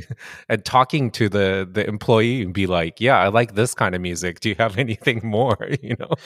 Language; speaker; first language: English; early bilingual, other home language; Japanese